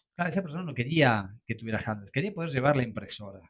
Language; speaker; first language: Spanish; native; Spanish